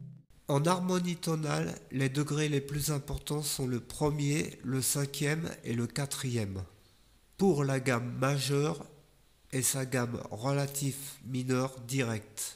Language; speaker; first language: French; native; French